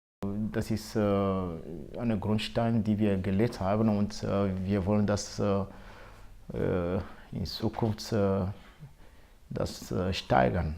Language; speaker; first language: German; non-native, fluent; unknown